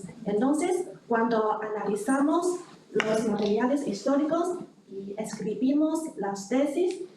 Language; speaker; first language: Spanish; non-native, learner; Chinese